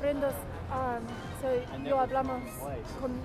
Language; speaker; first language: Spanish; non-native, learner; English